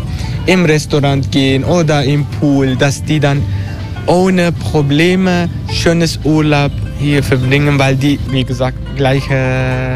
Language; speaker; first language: German; non-native, learner; Turkish